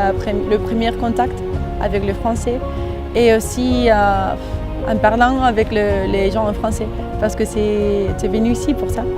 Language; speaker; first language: French; non-native, fluent; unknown